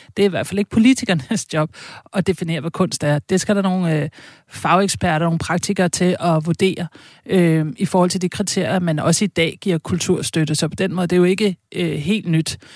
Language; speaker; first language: Danish; native; Danish